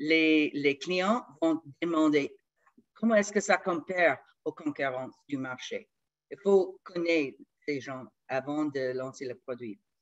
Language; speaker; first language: French; non-native, fluent; English